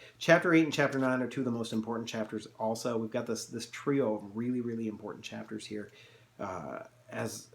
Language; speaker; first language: English; native; English